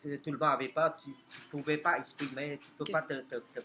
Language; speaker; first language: French; non-native, fluent; Khmer